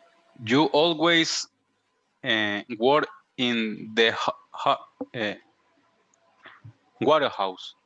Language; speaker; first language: English; non-native, learner; Spanish